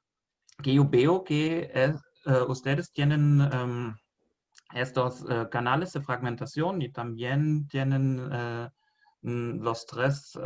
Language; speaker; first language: Spanish; non-native, fluent; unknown